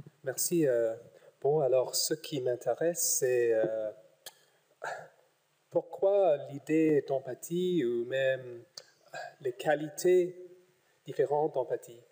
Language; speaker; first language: French; non-native, fluent; English